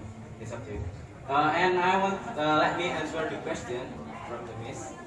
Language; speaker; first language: English; non-native, learner; Indonesian